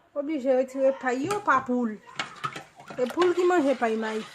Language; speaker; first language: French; non-native, local second language; Haitian Creole